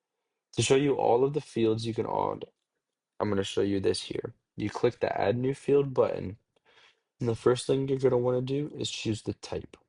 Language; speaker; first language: English; native; English